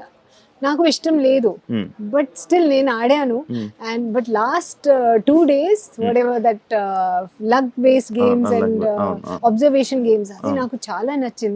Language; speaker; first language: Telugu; non-native, learner; Hindi